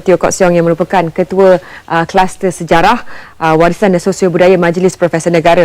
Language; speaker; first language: Malay; native; Malay